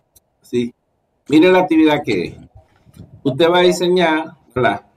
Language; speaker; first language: Spanish; native; Spanish